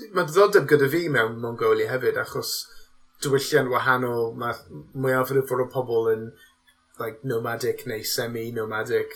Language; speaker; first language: Welsh; non-native, local second language; English